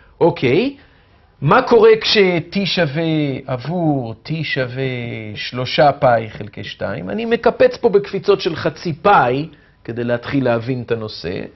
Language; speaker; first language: Hebrew; native; Hebrew